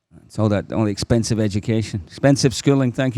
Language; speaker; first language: English; native; English